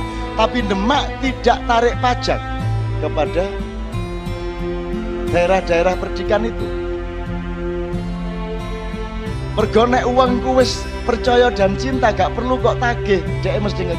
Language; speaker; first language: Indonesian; non-native, local second language; Javanese